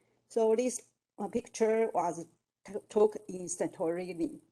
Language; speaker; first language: English; non-native, learner; Chinese